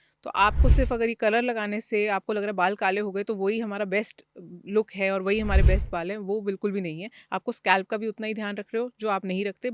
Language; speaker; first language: Hindi; native; Hindi